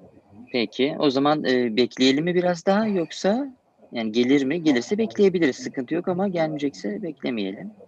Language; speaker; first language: Turkish; native; Turkish